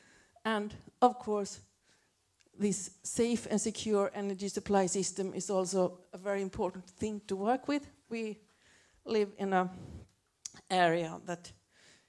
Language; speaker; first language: English; non-native, fluent; Swedish